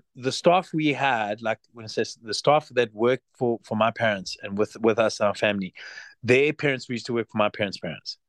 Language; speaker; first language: English; native; English